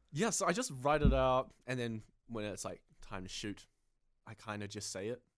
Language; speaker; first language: English; native; English